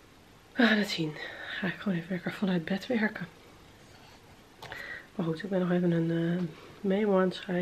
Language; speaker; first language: Dutch; native; Dutch